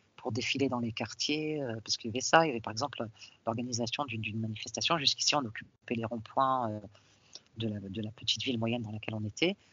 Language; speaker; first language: French; early bilingual, other home language; Arabic